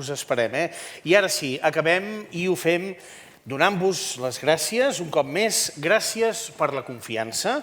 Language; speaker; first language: Catalan; native; Catalan